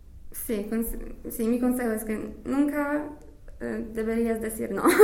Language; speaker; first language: Spanish; non-native, fluent; English